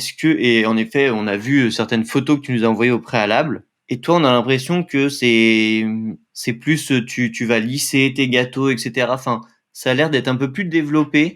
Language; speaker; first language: French; native; French